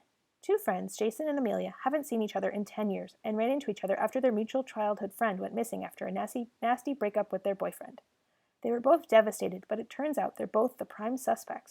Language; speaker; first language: English; native; English